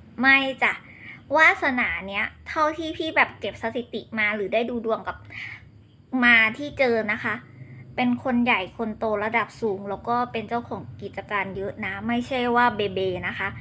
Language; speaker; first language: Thai; native; Thai